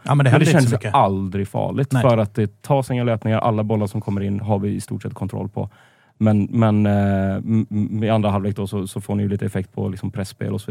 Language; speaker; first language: Swedish; native; Swedish